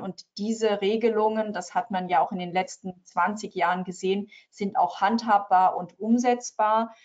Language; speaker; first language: German; native; German